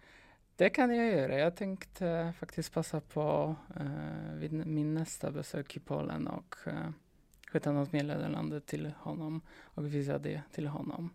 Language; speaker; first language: Swedish; non-native, fluent; Polish